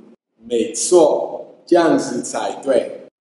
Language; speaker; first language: Chinese; non-native, fluent; English